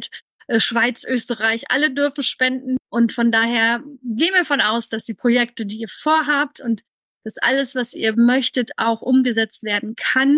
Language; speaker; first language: German; native; German